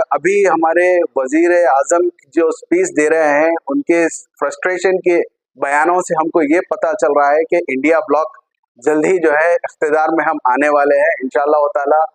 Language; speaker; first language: Urdu; native; Urdu